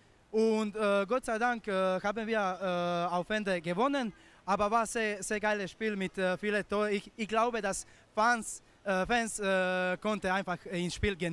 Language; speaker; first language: German; non-native, fluent; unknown